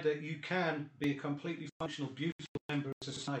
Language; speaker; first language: English; native; English